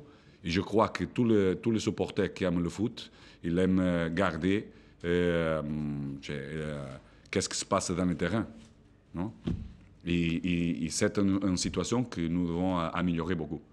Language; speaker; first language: French; non-native, fluent; Portuguese